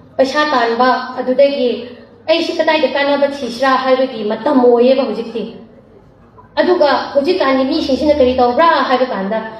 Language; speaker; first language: Manipuri; native; Manipuri